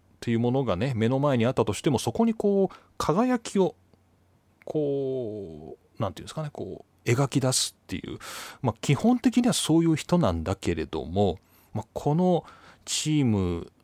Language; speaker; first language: Japanese; native; Japanese